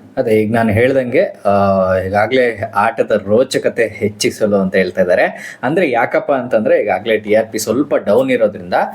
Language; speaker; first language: Kannada; native; Kannada